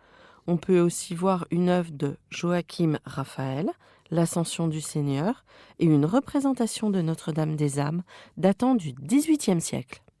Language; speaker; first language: French; native; French